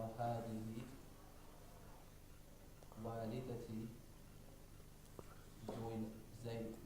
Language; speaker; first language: Arabic; non-native, learner; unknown